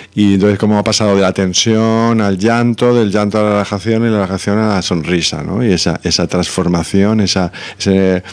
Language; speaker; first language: Spanish; native; Spanish